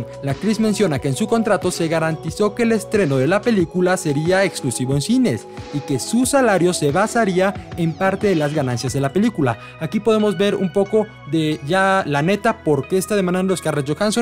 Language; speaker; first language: Spanish; native; Spanish